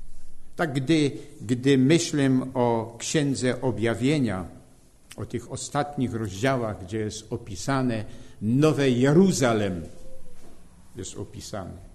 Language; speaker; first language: Polish; native; Polish